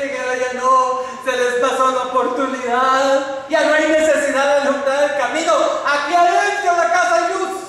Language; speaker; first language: Spanish; native; Spanish